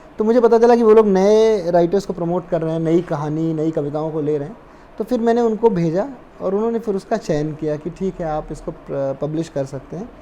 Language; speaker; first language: Hindi; native; Hindi